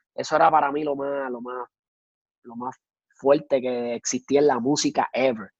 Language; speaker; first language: Spanish; native; Spanish